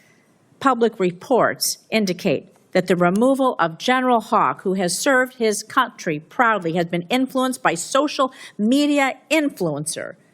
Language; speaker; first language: English; native; English